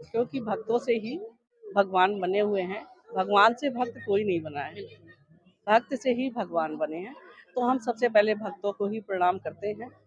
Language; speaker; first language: Hindi; native; Hindi